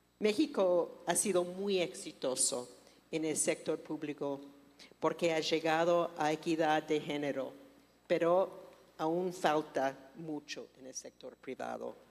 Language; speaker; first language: Spanish; non-native, fluent; English